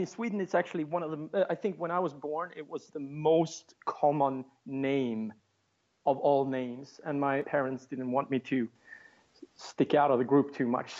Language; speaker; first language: English; non-native, fluent; Swedish